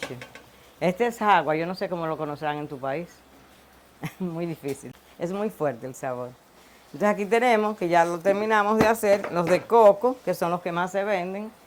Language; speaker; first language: Spanish; native; Spanish